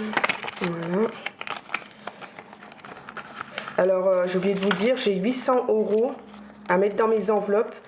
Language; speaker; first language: French; native; French